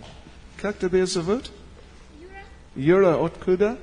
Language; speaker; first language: Russian; non-native, learner; English